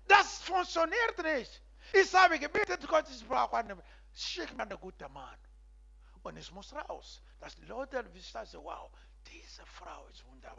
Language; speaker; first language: German; non-native, learner; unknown